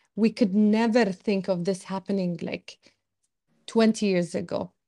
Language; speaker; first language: English; non-native, fluent; Arabic